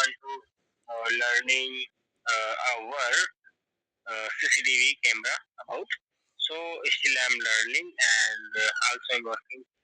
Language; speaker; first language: English; non-native, learner; Hindi